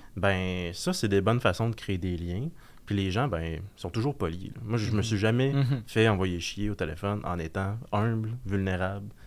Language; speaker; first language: French; native; French